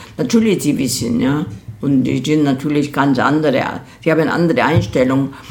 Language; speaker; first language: German; non-native, fluent; Korean